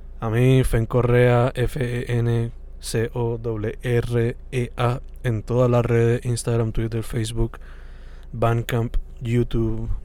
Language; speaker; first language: Spanish; native; Spanish